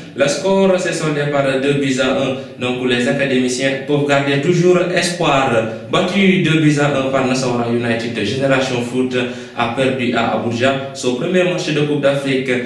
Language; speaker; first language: French; non-native, local second language; Wolof